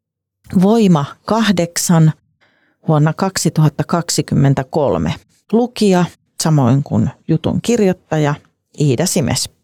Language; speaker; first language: Finnish; native; Finnish